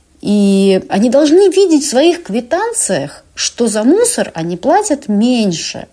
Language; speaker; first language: Russian; native; Russian